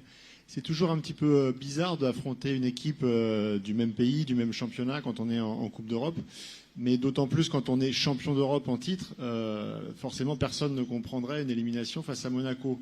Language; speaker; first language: French; native; French